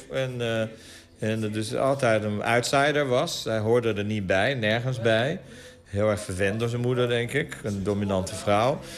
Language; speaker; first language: Dutch; non-native, fluent; Portuguese